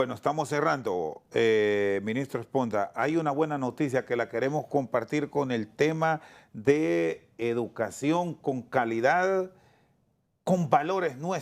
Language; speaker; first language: Spanish; native; Spanish